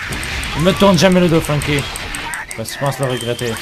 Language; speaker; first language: French; native; French